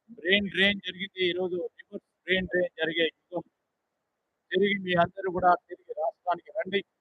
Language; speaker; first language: Telugu; native; Telugu